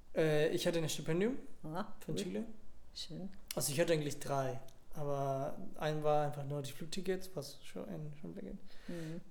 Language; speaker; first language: German; non-native, fluent; Spanish